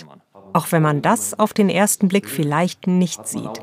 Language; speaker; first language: German; native; German